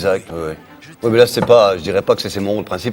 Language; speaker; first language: French; native; French